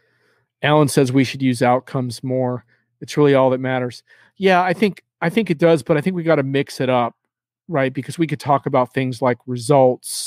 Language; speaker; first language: English; native; English